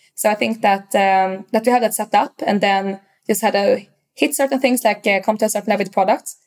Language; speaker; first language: English; non-native, fluent; Swedish